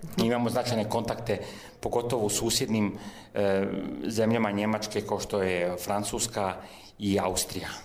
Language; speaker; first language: Croatian; early bilingual, heritage; Serbian